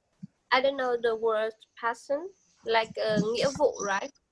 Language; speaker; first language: English; non-native, learner; Vietnamese